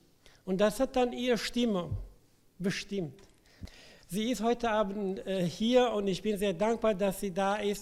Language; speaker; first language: German; early bilingual, other home language; Central Kurdish